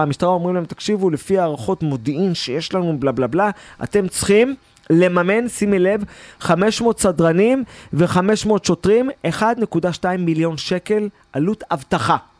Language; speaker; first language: Hebrew; native; Hebrew